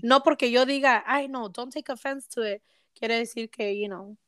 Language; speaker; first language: English; early bilingual, other home language; Spanish